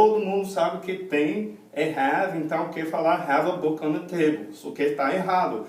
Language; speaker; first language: Portuguese; non-native, fluent; English